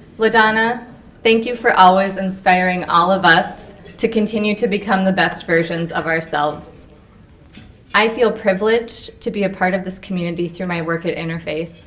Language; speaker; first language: English; native; English